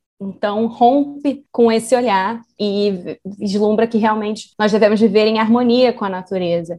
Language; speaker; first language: Portuguese; native; Portuguese